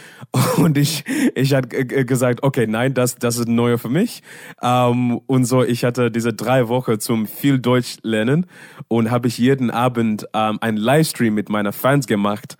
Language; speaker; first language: German; non-native, learner; English